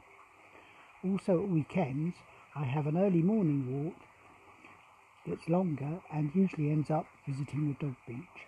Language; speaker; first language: English; native; English